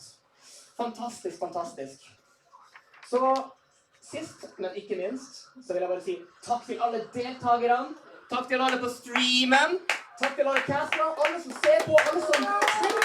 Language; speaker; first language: Norwegian; native; Norwegian